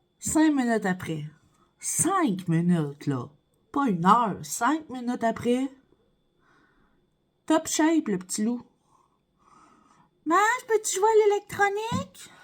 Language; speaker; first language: French; native; French